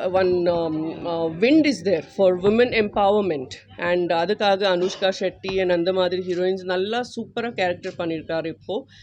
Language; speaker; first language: Tamil; non-native, learner; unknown